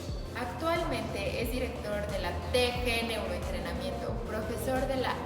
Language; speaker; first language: Spanish; native; Spanish